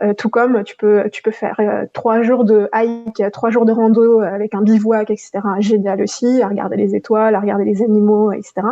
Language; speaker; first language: French; non-native, local second language; Gujarati